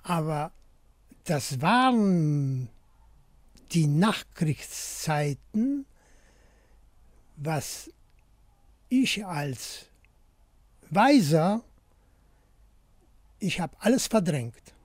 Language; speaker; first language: German; non-native, fluent; Polish